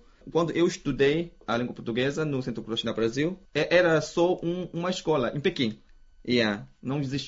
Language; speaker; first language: Portuguese; non-native, fluent; Chinese